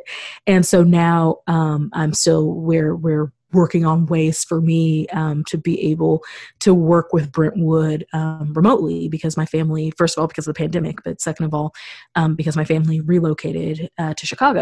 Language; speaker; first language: English; native; English